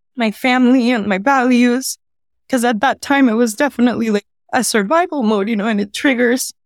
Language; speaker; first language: English; early bilingual, other home language; Spanish